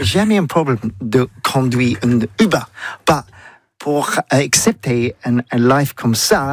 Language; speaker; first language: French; non-native, learner; English